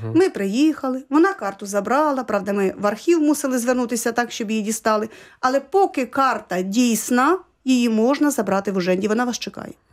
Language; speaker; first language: Ukrainian; native; Ukrainian